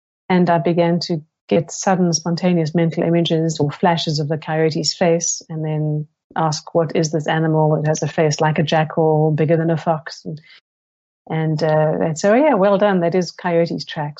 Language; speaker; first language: English; native; English